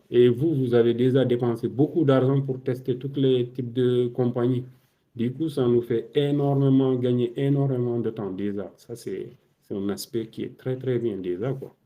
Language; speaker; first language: French; non-native, local second language; Wolof